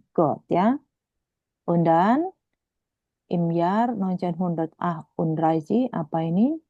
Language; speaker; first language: German; non-native, fluent; Indonesian